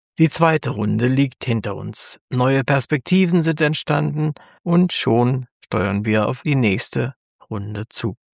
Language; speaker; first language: German; native; German